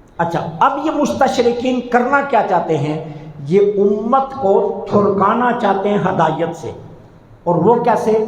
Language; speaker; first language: Urdu; non-native, local second language; Punjabi